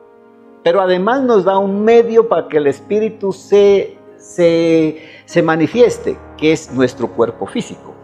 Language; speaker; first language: Spanish; native; Spanish